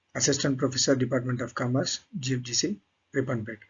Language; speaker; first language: English; non-native, local second language; Kannada